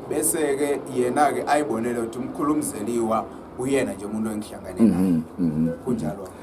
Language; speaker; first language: Zulu; native; Zulu